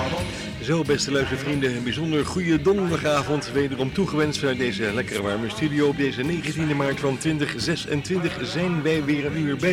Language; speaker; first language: Dutch; native; Dutch